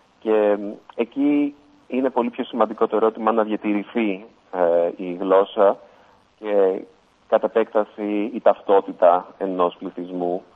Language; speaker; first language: Greek; native; Greek